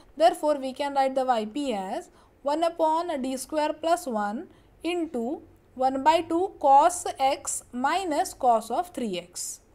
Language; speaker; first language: English; non-native, local second language; Marathi